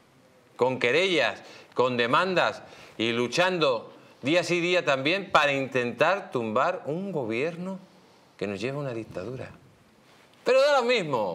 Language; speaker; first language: Spanish; native; Spanish